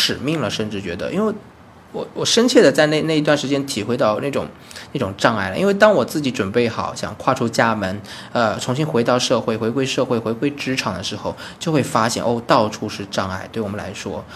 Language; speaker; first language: Chinese; native; Chinese